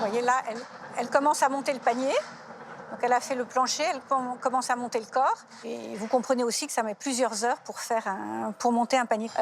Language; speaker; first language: French; native; French